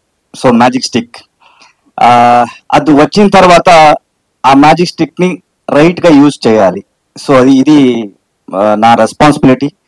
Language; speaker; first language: Telugu; non-native, learner; Kannada